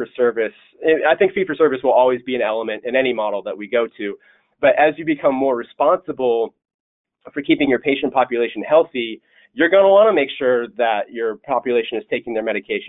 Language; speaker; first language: English; native; English